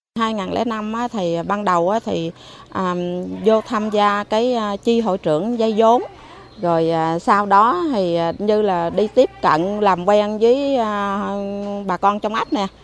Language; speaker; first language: Vietnamese; non-native, local second language; Khmer